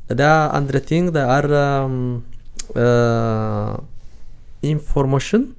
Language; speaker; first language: Norwegian; non-native, learner; Tigrinya